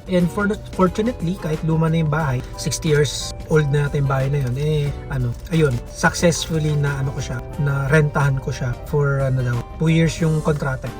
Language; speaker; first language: Filipino; native; Filipino